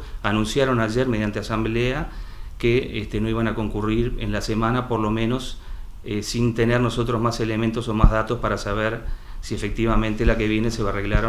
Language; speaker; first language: Spanish; native; Spanish